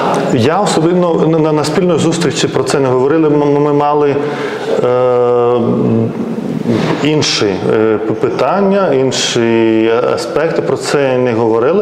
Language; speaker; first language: Ukrainian; non-native, fluent; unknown